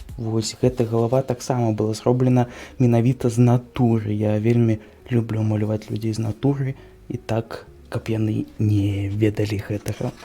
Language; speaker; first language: Belarusian; native; Belarusian